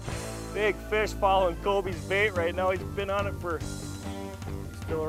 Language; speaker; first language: English; native; English